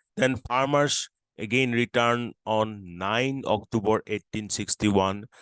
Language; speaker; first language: English; non-native, local second language; Assamese